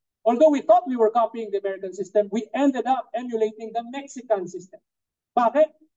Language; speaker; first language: English; non-native, local second language; Cebuano